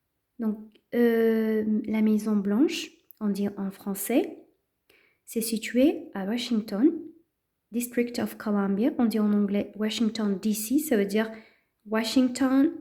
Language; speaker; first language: French; non-native, fluent; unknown